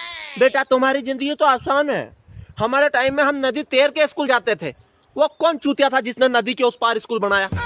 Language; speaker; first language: Hindi; native; Hindi